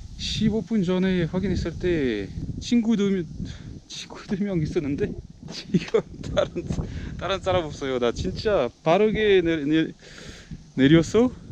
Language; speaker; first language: Korean; non-native, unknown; French